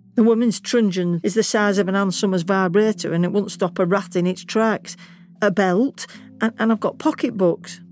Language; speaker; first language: English; native; English